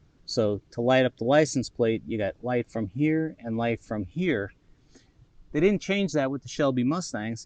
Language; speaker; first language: English; native; English